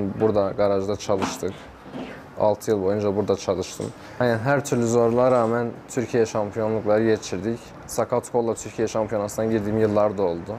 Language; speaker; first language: Turkish; native; Turkish